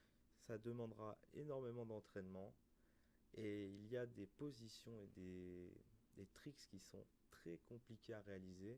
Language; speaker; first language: French; native; French